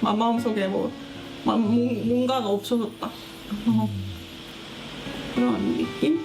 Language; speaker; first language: Korean; non-native, fluent; Estonian